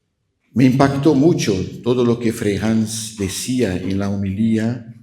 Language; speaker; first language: Spanish; non-native, fluent; Portuguese